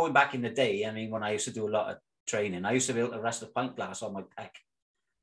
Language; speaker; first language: English; native; English